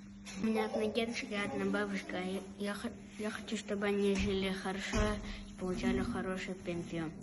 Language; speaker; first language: Russian; non-native, local second language; Yakut